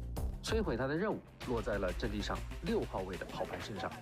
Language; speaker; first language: Chinese; native; Chinese